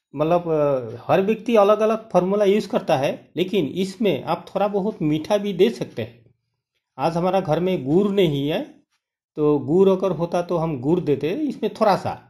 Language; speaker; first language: Hindi; non-native, local second language; Bangla